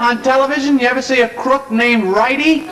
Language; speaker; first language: English; native; English